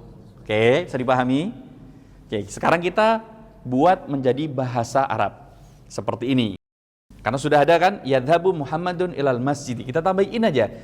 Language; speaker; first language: Indonesian; native; Indonesian